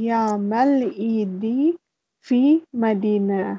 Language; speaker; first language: Arabic; non-native, learner; Malay